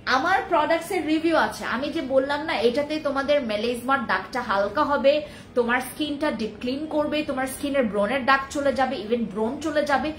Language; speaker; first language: Bangla; non-native, local second language; Khasi